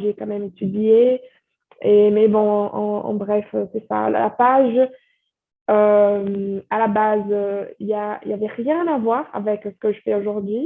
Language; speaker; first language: French; non-native, fluent; Portuguese